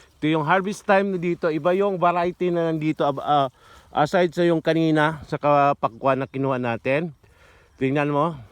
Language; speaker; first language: Filipino; non-native, local second language; Cebuano